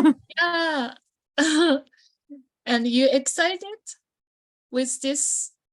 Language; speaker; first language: English; non-native, learner; Japanese